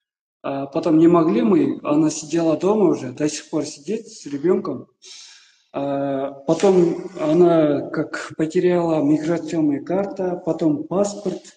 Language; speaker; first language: Russian; non-native, learner; Kyrgyz